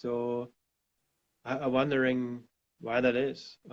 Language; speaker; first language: English; non-native, fluent; German